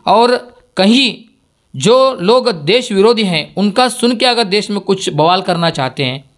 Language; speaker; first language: Hindi; non-native, local second language; Marathi